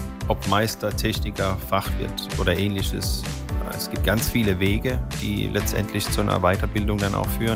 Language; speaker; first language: German; native; German